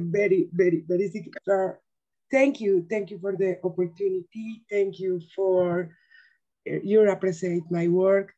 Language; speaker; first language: English; non-native, learner; Spanish